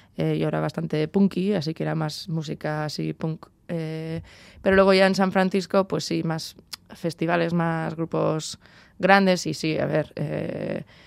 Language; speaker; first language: Spanish; early bilingual, heritage; Spanish